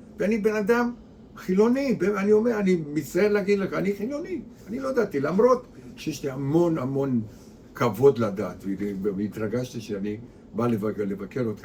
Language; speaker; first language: Hebrew; non-native, fluent; Romanian